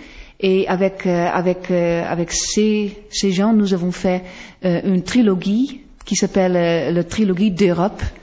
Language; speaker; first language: French; non-native, fluent; Western Frisian